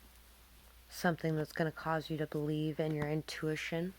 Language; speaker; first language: English; native; English